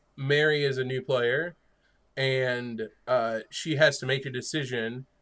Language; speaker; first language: English; native; English